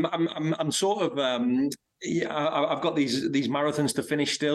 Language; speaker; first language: English; native; English